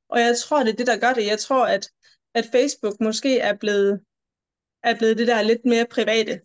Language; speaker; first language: Danish; native; Danish